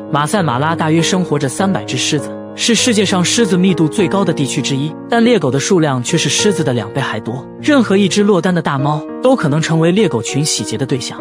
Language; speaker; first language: Chinese; native; Chinese